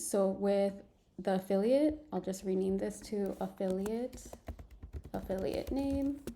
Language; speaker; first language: English; native; English